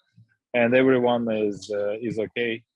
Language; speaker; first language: English; non-native, learner; Russian